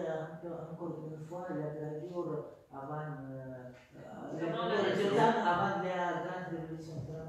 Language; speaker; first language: French; non-native, fluent; Russian